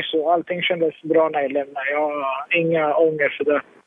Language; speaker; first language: Swedish; early bilingual, other home language; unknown